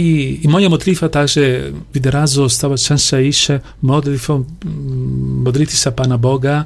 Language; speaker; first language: Polish; non-native, learner; Italian